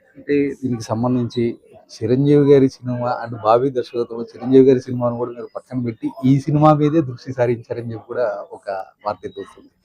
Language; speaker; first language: Telugu; native; Telugu